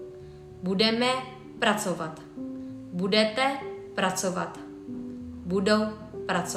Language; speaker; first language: Czech; non-native, fluent; Vietnamese